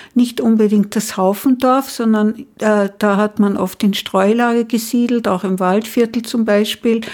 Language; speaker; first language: German; native; German